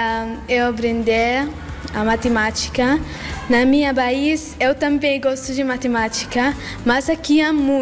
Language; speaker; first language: Portuguese; non-native, learner; Arabic